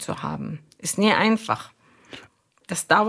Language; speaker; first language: German; non-native, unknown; Arabic